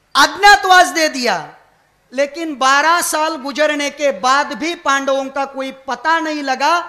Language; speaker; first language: Hindi; non-native, local second language; Marathi